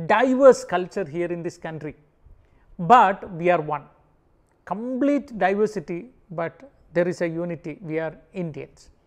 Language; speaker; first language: English; non-native, local second language; Malayalam